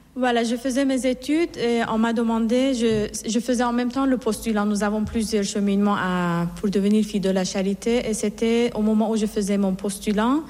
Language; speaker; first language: French; non-native, fluent; Assyrian Neo-Aramaic